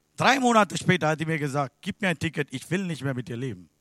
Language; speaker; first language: German; non-native, learner; Sinhala